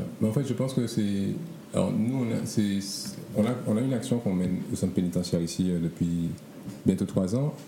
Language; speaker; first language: French; native; French